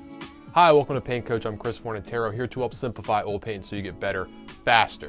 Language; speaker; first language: English; native; English